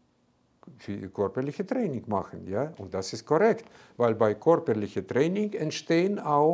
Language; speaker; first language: German; non-native, fluent; Russian